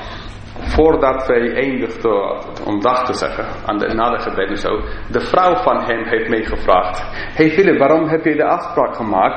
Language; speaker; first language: Dutch; non-native, fluent; English